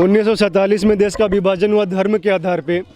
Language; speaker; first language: Hindi; native; Hindi